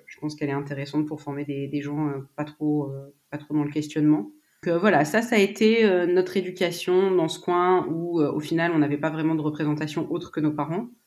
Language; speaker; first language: French; native; French